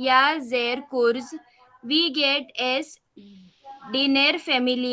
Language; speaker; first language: German; non-native, learner; Marathi